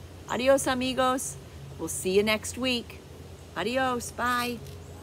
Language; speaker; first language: English; native; English